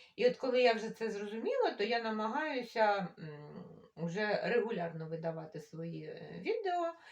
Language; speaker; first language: Ukrainian; non-native, local second language; Russian